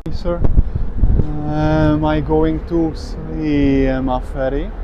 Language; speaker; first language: English; non-native, learner; Czech